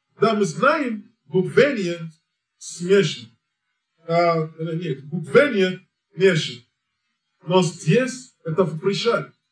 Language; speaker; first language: Russian; non-native, learner; English